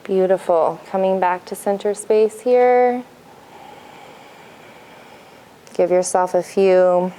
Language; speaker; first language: English; native; English